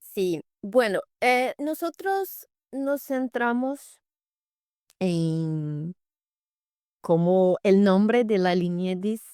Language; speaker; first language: Spanish; non-native, fluent; Portuguese